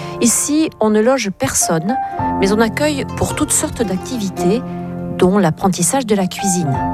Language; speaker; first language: French; native; French